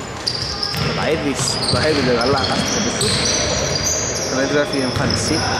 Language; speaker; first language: Greek; native; Greek